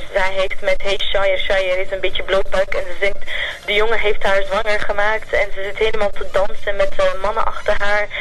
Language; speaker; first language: Dutch; early bilingual, other home language; Central Kurdish